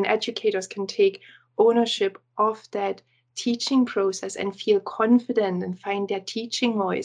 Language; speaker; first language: English; non-native, fluent; German